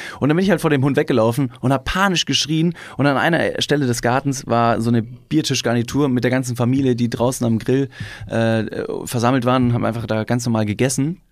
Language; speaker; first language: German; native; German